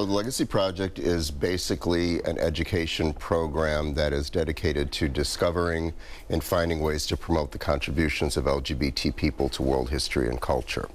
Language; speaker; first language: English; native; English